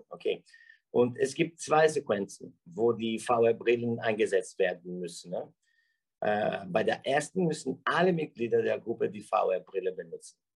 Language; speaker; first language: German; non-native, fluent; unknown